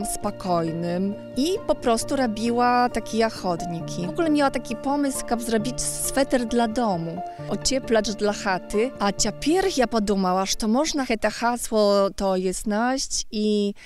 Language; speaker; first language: Polish; non-native, local second language; Belarusian